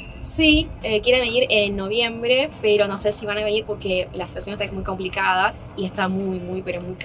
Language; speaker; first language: Spanish; non-native, fluent; Russian